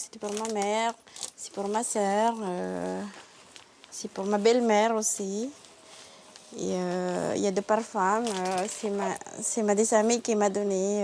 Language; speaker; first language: French; non-native, learner; Filipino